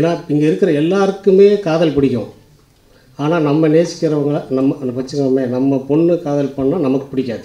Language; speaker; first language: Tamil; native; Tamil